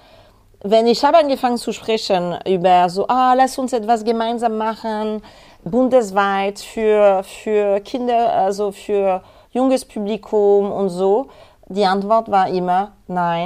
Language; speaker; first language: German; non-native, fluent; French